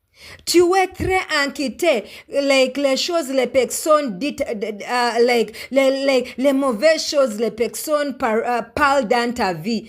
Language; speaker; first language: French; non-native, learner; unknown